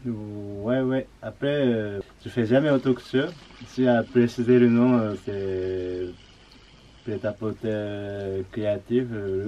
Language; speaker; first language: French; non-native, learner; Japanese